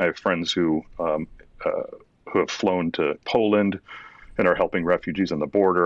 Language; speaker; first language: English; early bilingual, other home language; Ukrainian